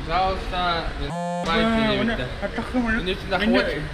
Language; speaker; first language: Russian; non-native, local second language; Yakut